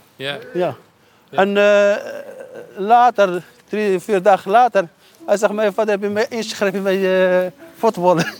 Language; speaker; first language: Dutch; non-native, learner; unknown